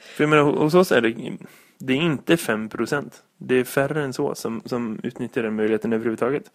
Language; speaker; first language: Swedish; native; Swedish